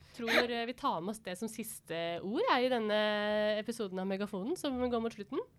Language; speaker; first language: Norwegian; native; Norwegian